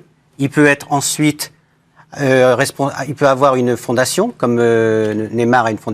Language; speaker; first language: French; native; French